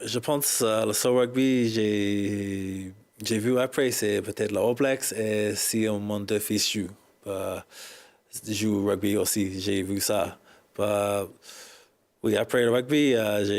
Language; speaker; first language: French; non-native, learner; English